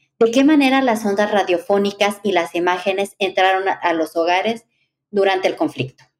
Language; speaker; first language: Spanish; native; Spanish